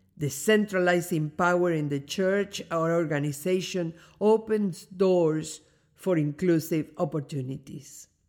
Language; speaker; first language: English; non-native, fluent; Spanish